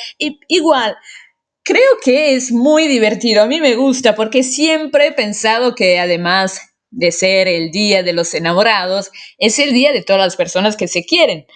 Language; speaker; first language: Spanish; non-native, fluent; Italian